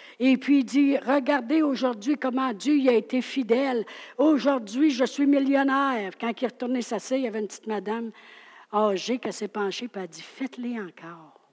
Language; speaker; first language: French; native; French